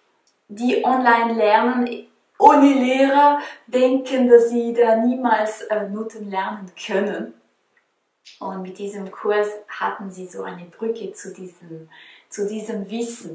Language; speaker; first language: German; non-native, fluent; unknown